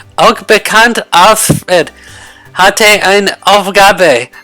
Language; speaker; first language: German; non-native, learner; English